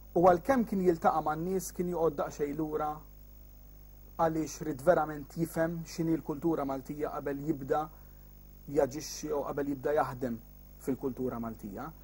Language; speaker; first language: Maltese; native; Maltese